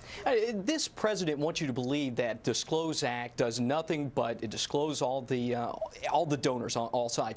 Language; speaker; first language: English; native; English